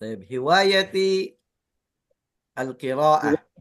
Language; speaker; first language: Arabic; non-native, fluent; Indonesian